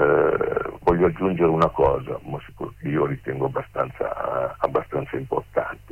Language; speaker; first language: Italian; native; Italian